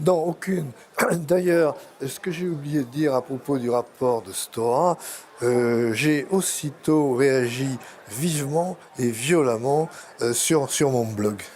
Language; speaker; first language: French; native; French